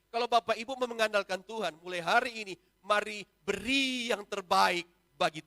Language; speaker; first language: Indonesian; native; Indonesian